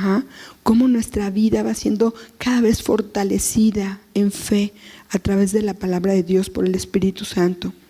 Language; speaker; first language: Spanish; native; Spanish